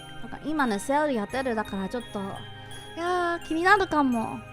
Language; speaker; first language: Japanese; non-native, learner; English